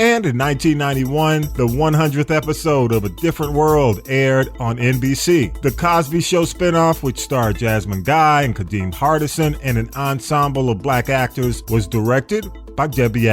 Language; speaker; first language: English; native; English